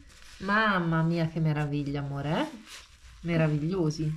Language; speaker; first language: Italian; native; Italian